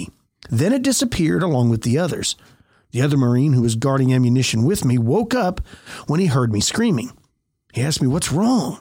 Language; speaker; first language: English; native; English